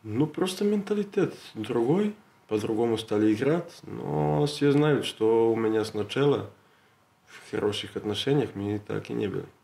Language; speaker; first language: Russian; non-native, learner; Serbian